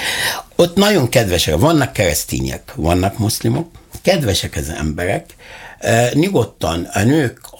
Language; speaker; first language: Hungarian; non-native, fluent; Arabic